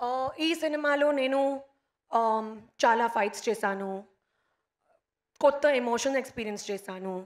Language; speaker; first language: Telugu; non-native, local second language; Hindi